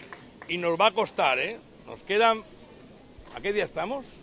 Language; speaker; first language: Spanish; native; Spanish